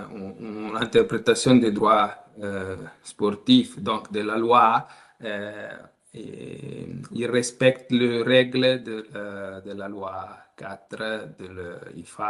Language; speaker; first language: French; non-native, learner; Italian